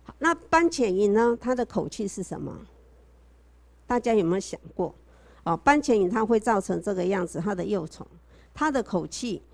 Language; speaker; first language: Chinese; native; Chinese